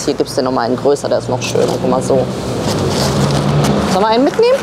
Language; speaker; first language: German; native; German